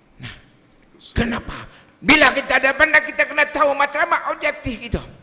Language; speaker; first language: Malay; native; Malay